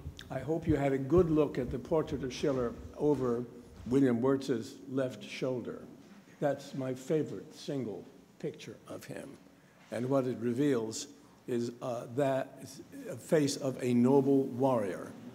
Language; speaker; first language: English; native; English